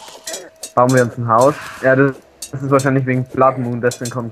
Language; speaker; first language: German; native; German